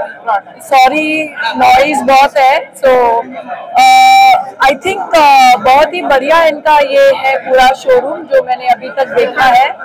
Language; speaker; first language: Hindi; native; Hindi